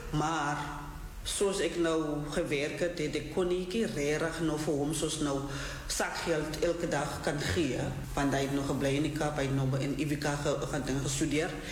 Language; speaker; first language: Afrikaans; non-native, local second language; Southern Sotho